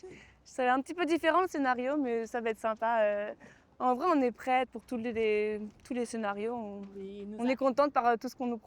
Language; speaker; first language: French; native; French